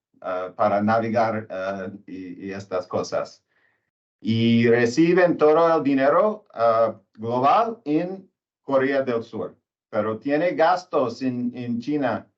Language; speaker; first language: Spanish; non-native, learner; English